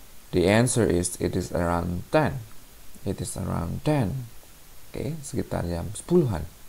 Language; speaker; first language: English; non-native, fluent; Indonesian